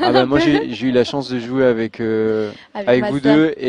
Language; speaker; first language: French; native; French